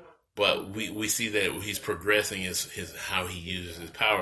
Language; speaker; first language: English; native; English